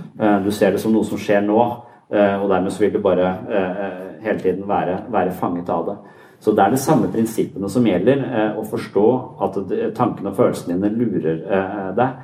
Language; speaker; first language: Norwegian; native; Norwegian